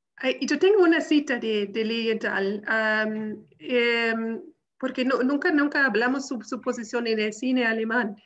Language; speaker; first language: Spanish; non-native, fluent; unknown